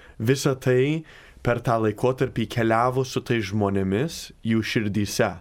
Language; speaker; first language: Lithuanian; early bilingual, heritage; Lithuanian